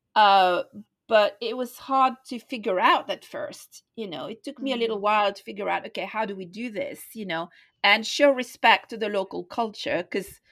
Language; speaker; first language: English; non-native, fluent; French